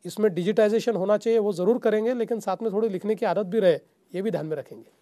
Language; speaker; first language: Hindi; non-native, local second language; Marathi